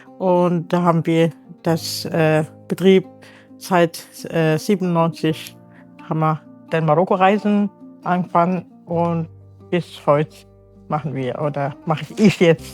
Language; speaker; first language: German; non-native, learner; Arabic